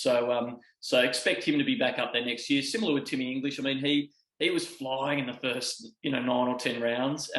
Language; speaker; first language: English; native; English